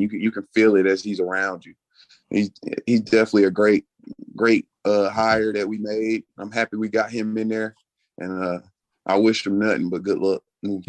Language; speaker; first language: English; native; English